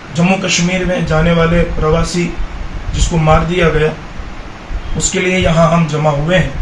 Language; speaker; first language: Urdu; non-native, local second language; Gujarati